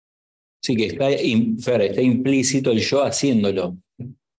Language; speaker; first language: Spanish; native; Spanish